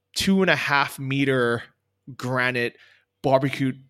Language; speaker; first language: English; native; English